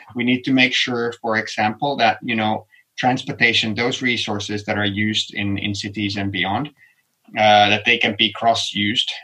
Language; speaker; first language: English; non-native, fluent; Finnish